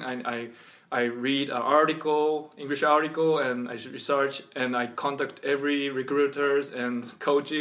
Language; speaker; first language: English; non-native, learner; Japanese